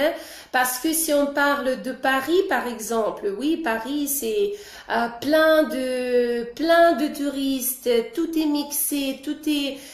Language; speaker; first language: French; non-native, fluent; Russian